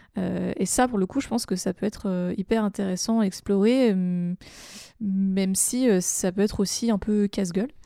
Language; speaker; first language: French; native; French